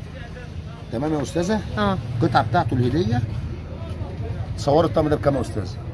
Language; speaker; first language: Arabic; native; Arabic